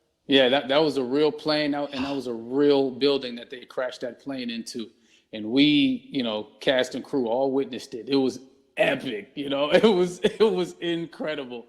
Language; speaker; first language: English; native; English